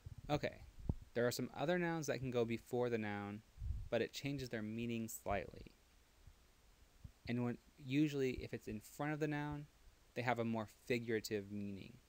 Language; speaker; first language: English; native; English